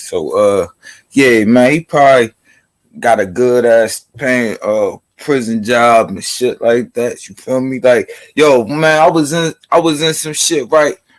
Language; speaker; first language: English; native; English